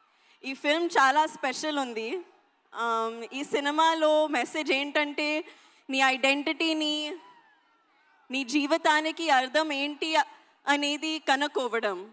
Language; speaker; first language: Telugu; non-native, learner; Hindi